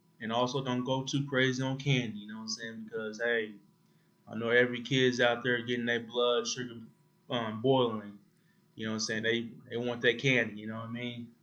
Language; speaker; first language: English; native; English